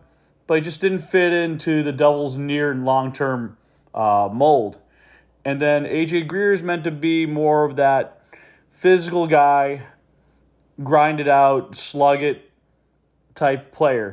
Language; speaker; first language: English; native; English